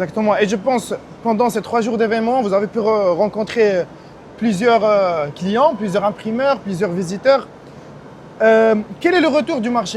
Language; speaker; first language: French; non-native, local second language; Arabic